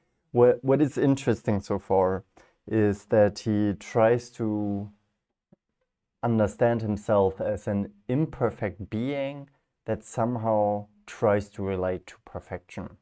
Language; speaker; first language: English; non-native, fluent; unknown